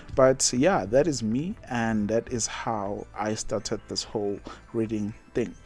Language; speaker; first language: English; non-native, local second language; Zulu